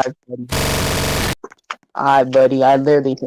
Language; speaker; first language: English; native; English